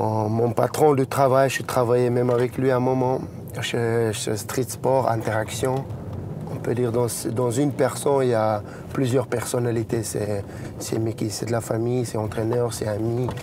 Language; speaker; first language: French; non-native, learner; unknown